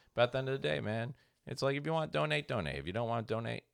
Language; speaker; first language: English; native; English